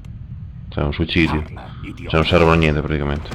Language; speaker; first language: Italian; native; Italian